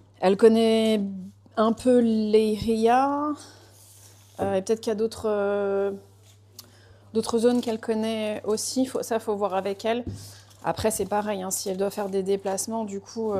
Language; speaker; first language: French; native; French